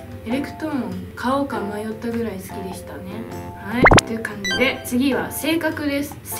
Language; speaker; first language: Japanese; native; Japanese